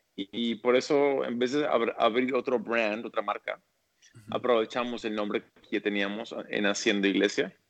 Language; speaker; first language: Spanish; early bilingual, other home language; English